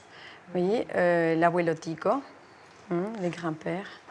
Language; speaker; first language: French; non-native, fluent; Spanish